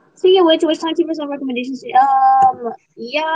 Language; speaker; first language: English; native; English